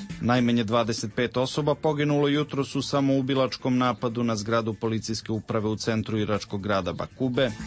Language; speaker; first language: Serbian; native; Serbian